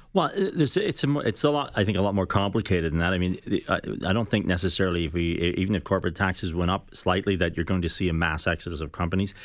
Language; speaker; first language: English; native; English